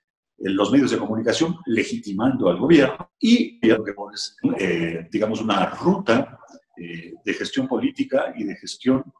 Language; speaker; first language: Spanish; native; Spanish